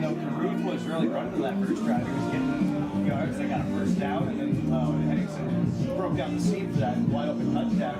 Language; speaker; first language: English; native; English